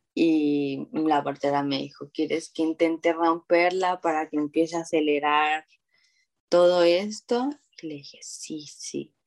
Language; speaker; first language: Spanish; native; Spanish